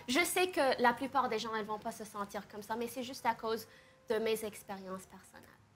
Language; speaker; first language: French; early bilingual, heritage; French